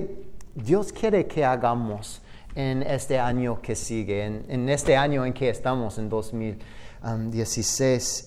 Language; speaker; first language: Spanish; non-native, fluent; English